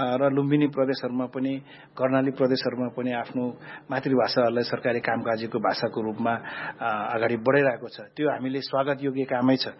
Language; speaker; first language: Nepali; non-native, local second language; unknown